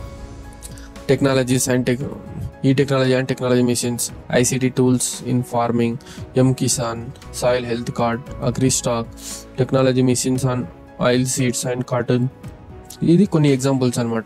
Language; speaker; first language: Telugu; native; Telugu